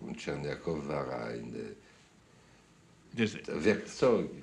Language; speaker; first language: German; non-native, fluent; French